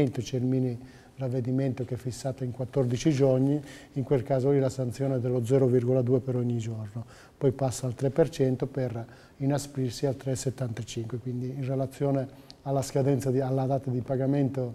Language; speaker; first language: Italian; native; Italian